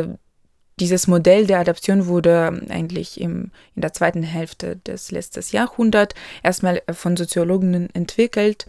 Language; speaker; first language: German; non-native, local second language; Ukrainian